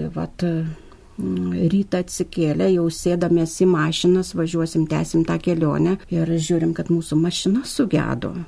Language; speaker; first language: Lithuanian; native; Lithuanian